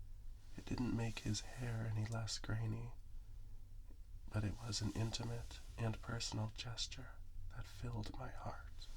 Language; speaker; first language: English; native; English